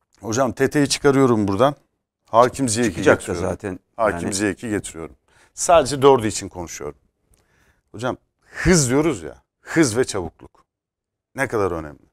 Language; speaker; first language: Turkish; native; Turkish